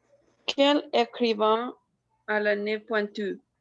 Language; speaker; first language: French; non-native, learner; Spanish